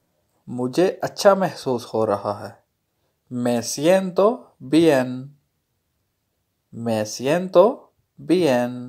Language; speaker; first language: Spanish; non-native, learner; Urdu